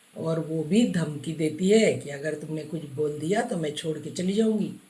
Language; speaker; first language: Hindi; non-native, local second language; Marathi